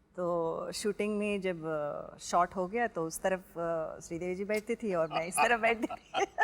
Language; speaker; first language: Hindi; non-native, local second language; Telugu